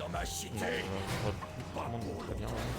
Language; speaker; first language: French; native; French